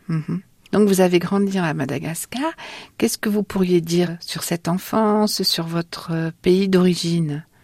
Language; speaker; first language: French; native; French